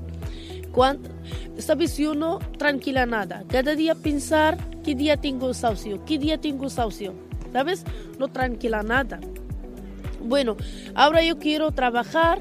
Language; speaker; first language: Spanish; non-native, learner; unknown